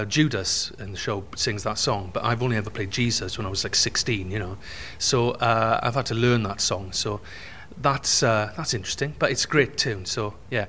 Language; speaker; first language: English; native; English